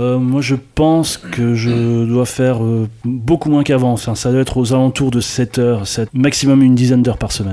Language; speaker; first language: French; native; French